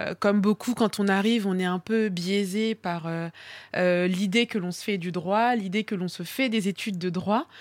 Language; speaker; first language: French; early bilingual, other home language; Swahili